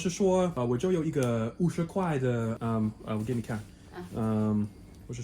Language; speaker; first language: Chinese; non-native, learner; English